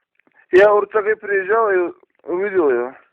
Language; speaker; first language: Russian; non-native, local second language; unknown